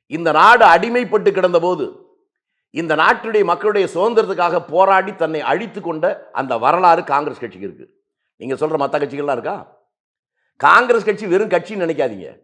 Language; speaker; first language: Tamil; native; Tamil